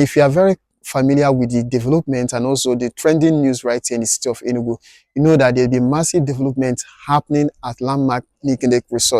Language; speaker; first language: English; non-native, local second language; Igbo